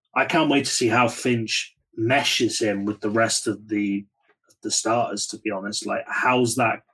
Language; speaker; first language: English; native; English